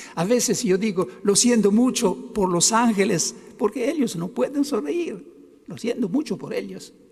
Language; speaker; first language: Spanish; non-native, fluent; Italian